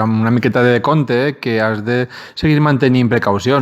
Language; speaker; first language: Catalan; native; Catalan